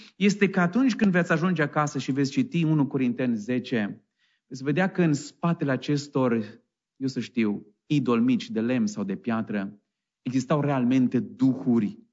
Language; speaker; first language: Romanian; native; Romanian